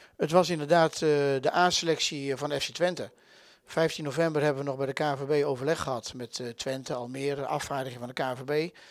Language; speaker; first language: Dutch; native; Dutch